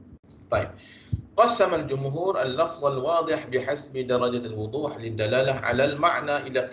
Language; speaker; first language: Arabic; non-native, fluent; Malay